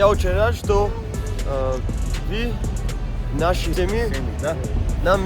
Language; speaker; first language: Russian; non-native, fluent; Georgian